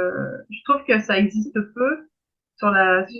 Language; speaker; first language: French; native; French